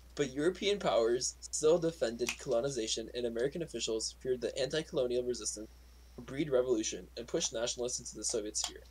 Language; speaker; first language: English; early bilingual, other home language; Russian